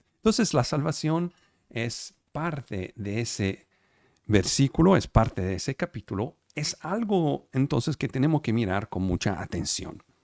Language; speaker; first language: Spanish; non-native, fluent; Italian